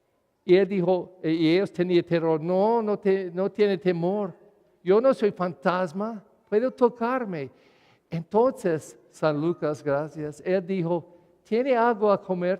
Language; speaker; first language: Spanish; non-native, learner; English